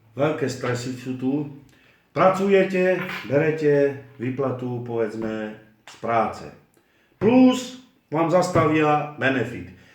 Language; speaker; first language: Slovak; non-native, local second language; Romany